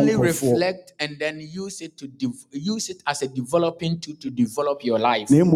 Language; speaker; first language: English; non-native, local second language; Akan